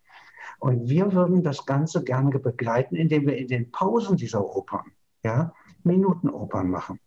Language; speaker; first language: German; native; German